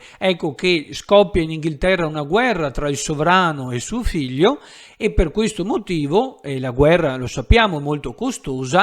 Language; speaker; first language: Italian; native; Italian